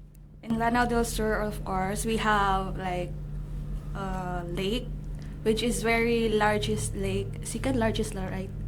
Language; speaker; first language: English; non-native, local second language; Maranao